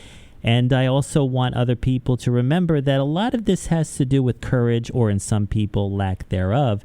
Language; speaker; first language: English; native; English